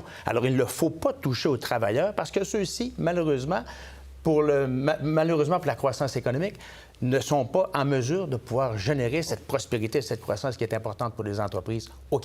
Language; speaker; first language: French; native; French